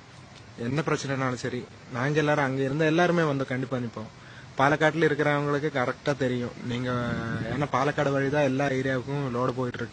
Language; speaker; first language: Tamil; non-native, local second language; Malayalam